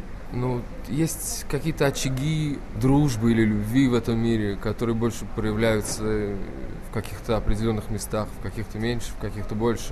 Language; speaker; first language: Russian; native; Russian